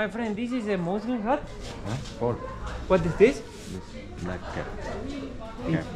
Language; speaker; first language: English; non-native, learner; Spanish